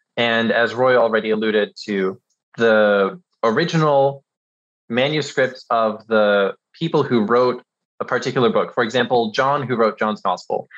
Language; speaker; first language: English; early bilingual, other home language; German